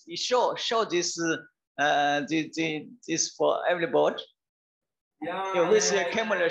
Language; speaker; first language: English; non-native, learner; Chinese